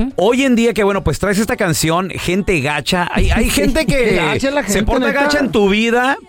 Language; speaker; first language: Spanish; native; Spanish